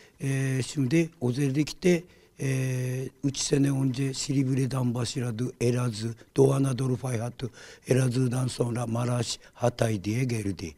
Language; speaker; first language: Turkish; non-native, learner; Japanese